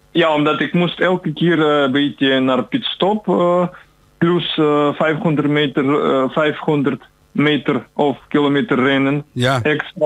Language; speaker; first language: Dutch; non-native, learner; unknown